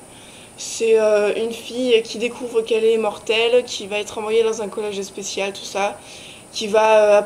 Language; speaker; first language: French; native; French